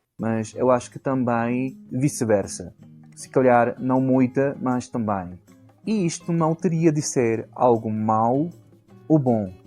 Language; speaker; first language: Portuguese; non-native, fluent; Spanish